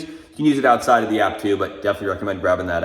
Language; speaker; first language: English; native; English